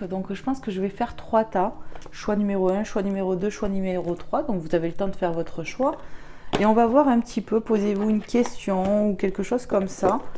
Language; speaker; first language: French; native; French